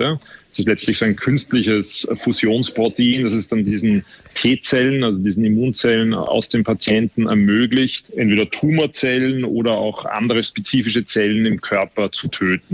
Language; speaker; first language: German; native; German